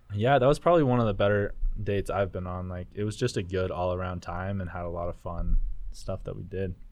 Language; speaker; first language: English; native; English